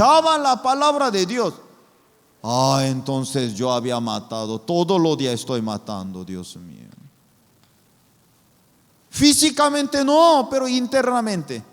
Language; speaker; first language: Spanish; non-native, fluent; Korean